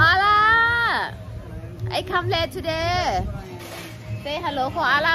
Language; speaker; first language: English; non-native, learner; Thai